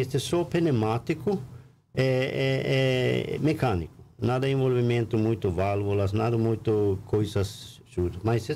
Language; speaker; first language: Portuguese; non-native, learner; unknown